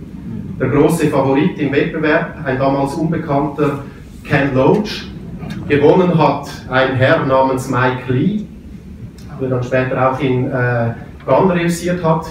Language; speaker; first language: German; native; German